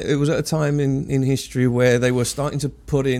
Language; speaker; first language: English; native; English